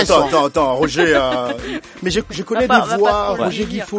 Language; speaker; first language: French; non-native, local second language; Lingala